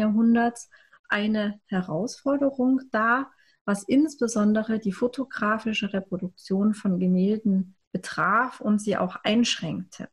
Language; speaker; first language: German; native; German